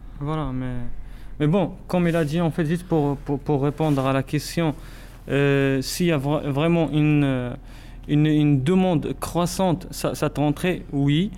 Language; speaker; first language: French; non-native, local second language; Arabic